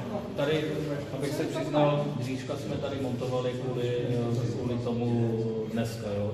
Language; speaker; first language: Czech; native; Czech